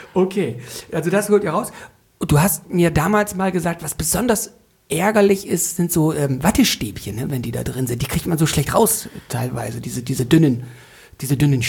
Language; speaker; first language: German; native; German